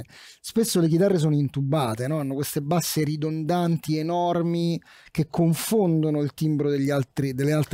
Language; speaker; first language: Italian; native; Italian